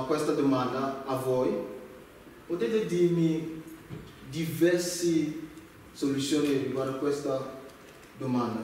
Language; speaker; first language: Italian; non-native, learner; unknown